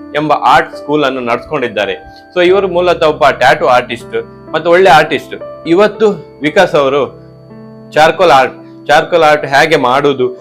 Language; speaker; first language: Kannada; native; Kannada